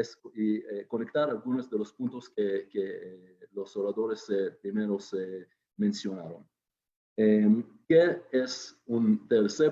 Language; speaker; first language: Spanish; non-native, fluent; Hebrew